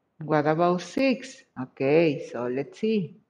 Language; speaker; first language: English; non-native, fluent; Spanish